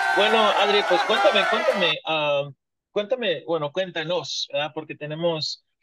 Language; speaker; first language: Spanish; native; Spanish